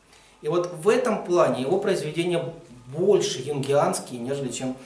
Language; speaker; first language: Russian; native; Russian